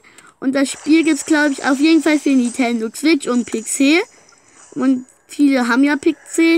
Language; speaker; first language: German; native; German